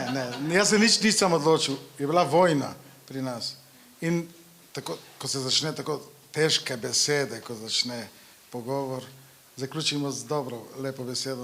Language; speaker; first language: Slovenian; non-native, fluent; Macedonian